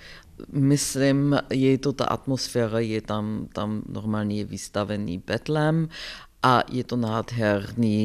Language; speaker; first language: Czech; non-native, fluent; German